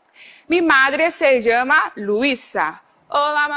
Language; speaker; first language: Spanish; non-native, fluent; Portuguese